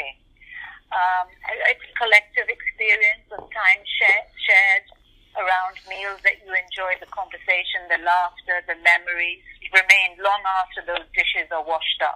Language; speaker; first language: English; non-native, local second language; Urdu